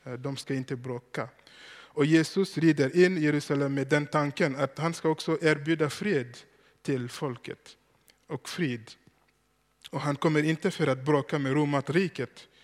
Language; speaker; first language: Swedish; non-native, fluent; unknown